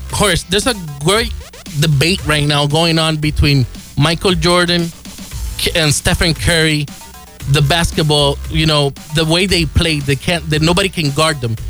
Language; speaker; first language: English; non-native, fluent; Spanish